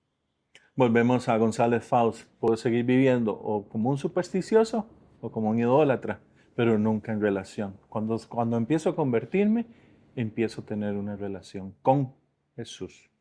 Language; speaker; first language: Spanish; native; Spanish